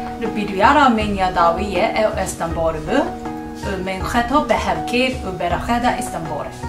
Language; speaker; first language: Kurdish; non-native, learner; Japanese